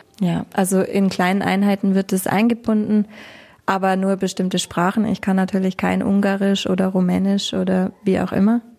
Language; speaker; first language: German; native; German